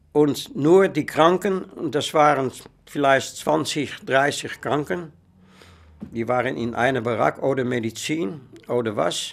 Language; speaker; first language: German; non-native, fluent; Dutch